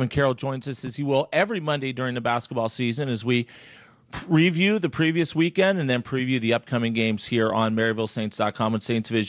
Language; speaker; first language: English; native; English